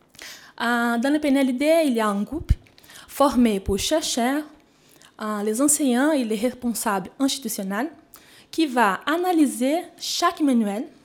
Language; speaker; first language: French; non-native, fluent; Portuguese